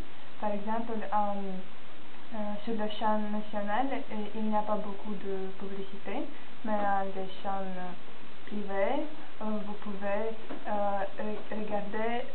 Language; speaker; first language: French; non-native, fluent; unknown